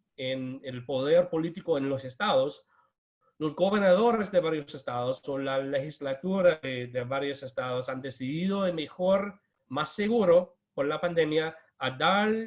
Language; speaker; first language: Spanish; non-native, fluent; English